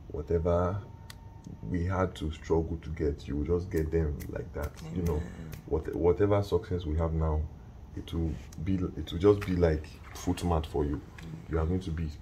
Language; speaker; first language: English; non-native, local second language; Yoruba